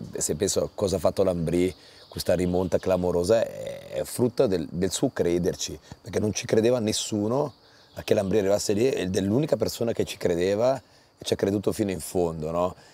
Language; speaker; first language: Italian; native; Italian